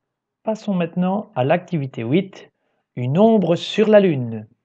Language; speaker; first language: French; native; French